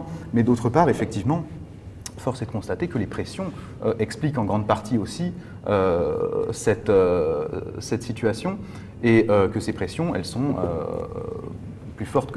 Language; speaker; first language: French; native; French